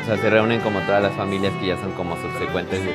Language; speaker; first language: Spanish; native; Spanish